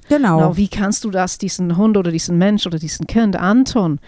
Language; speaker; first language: German; non-native, fluent; English